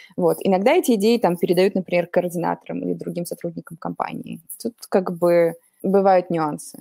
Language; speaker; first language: Russian; native; Russian